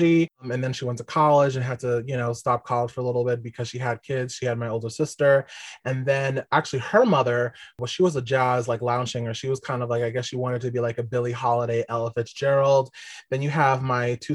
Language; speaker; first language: English; native; English